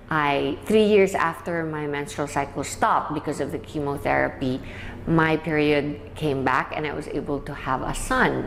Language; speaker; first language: English; non-native, local second language; Filipino